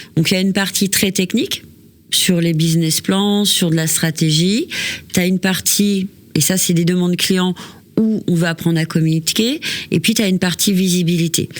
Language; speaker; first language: French; native; French